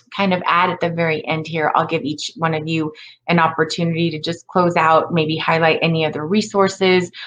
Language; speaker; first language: English; native; English